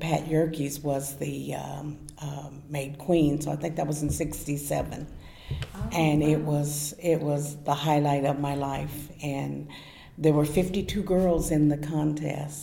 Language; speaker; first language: English; native; English